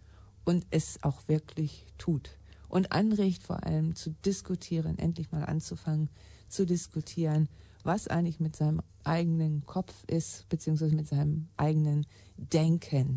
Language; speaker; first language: German; native; German